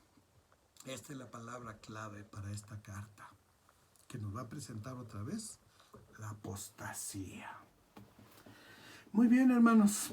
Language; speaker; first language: Spanish; native; Spanish